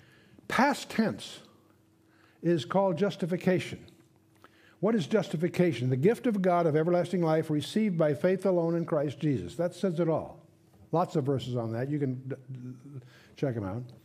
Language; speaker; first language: English; native; English